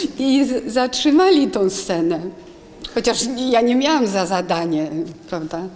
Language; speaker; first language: Polish; early bilingual, heritage; Polish